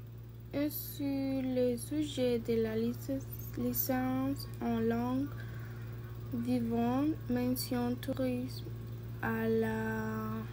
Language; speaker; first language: French; non-native, learner; Spanish